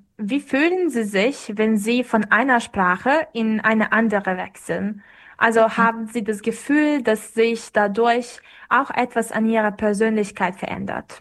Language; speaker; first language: German; non-native, fluent; Serbian